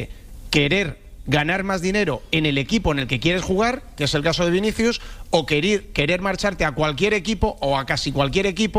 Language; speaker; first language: Spanish; native; Spanish